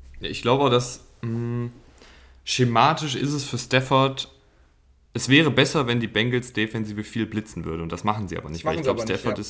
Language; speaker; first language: German; native; German